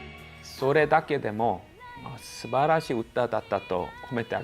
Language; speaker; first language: Japanese; non-native, learner; Korean